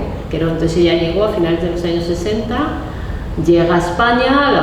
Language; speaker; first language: Spanish; native; Spanish